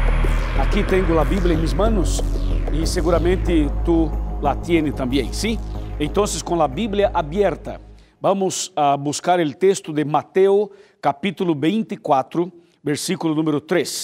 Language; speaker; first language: Spanish; non-native, fluent; Portuguese